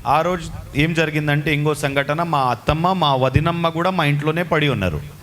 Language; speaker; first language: Telugu; non-native, local second language; Urdu